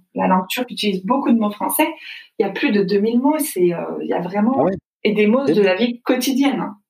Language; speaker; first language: French; native; French